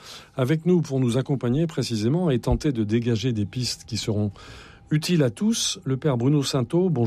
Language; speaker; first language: French; native; French